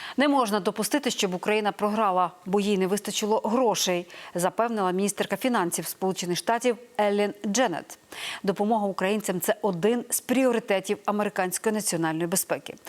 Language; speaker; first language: Ukrainian; native; Ukrainian